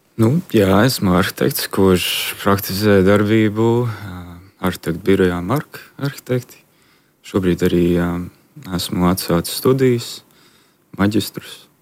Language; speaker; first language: Latvian; native; Latvian